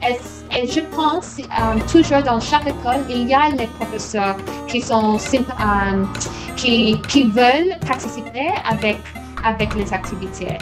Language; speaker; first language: French; non-native, fluent; English